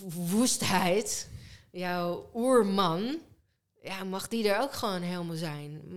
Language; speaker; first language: Dutch; early bilingual, other home language; Hebrew